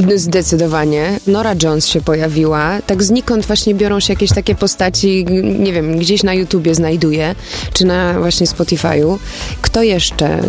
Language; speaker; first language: Polish; early bilingual, heritage; Polish